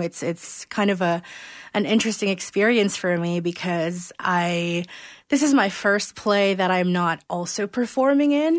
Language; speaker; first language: English; non-native, local second language; Filipino